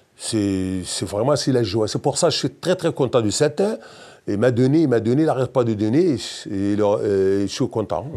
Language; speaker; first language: French; non-native, local second language; Berber languages